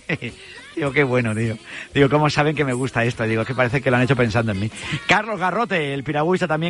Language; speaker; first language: Spanish; native; Spanish